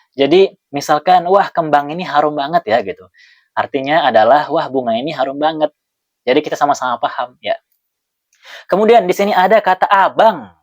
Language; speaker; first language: Indonesian; non-native, local second language; Sasak